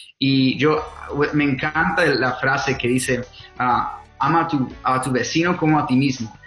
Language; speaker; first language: Spanish; non-native, fluent; English